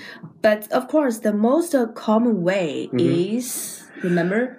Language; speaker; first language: English; non-native, fluent; Chinese